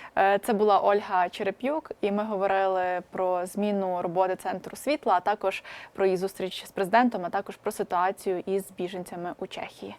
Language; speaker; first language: Ukrainian; native; Ukrainian